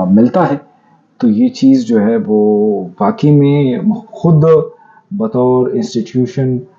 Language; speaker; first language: Urdu; non-native, local second language; Pashto